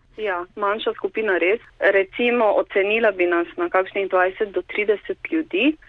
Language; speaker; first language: Slovenian; native; Slovenian